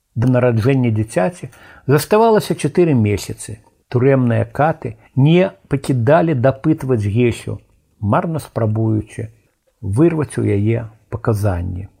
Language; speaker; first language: Belarusian; native; Belarusian